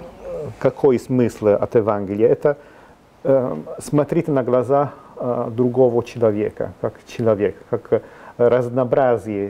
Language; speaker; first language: Russian; non-native, fluent; Italian